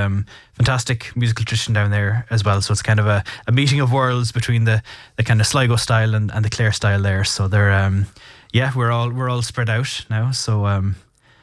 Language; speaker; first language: English; native; English